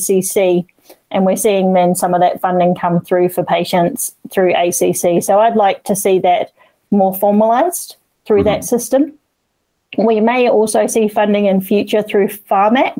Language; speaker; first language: English; native; English